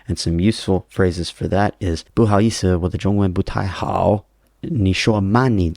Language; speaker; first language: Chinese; non-native, learner; English